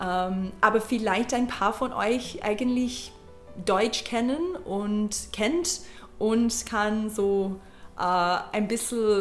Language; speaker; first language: German; non-native, learner; English